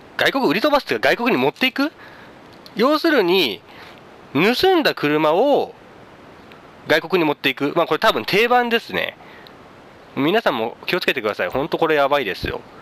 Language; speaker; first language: Japanese; native; Japanese